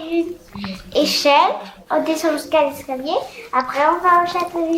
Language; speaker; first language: French; native; French